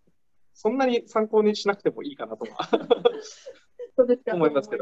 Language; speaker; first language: Japanese; native; Japanese